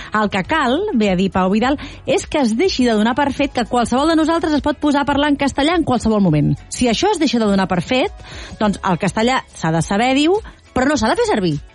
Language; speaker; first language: Catalan; native; Catalan